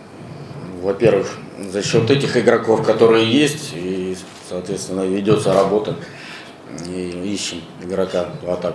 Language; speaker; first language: Russian; native; Russian